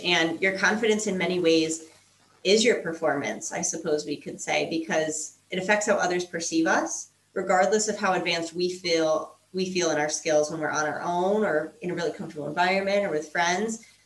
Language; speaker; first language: English; native; English